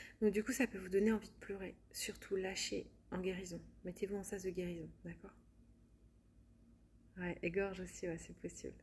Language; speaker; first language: French; native; French